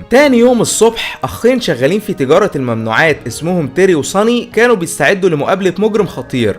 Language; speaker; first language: Arabic; native; Arabic